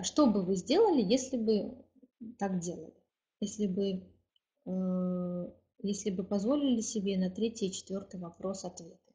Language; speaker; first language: Russian; native; Russian